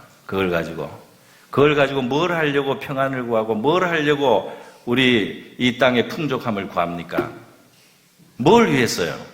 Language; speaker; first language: Korean; native; Korean